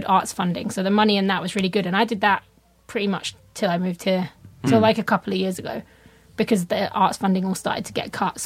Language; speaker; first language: English; native; English